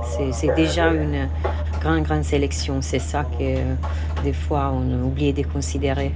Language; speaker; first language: French; non-native, fluent; Italian